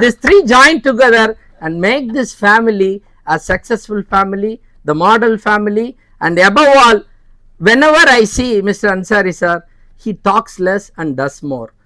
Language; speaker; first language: English; non-native, local second language; Tamil